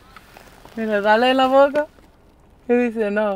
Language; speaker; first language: Spanish; early bilingual, heritage; English